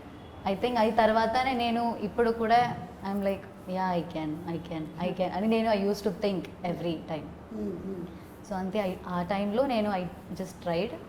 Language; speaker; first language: Telugu; non-native, learner; Malayalam